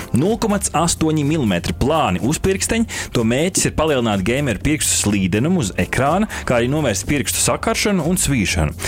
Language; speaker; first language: Latvian; native; Latvian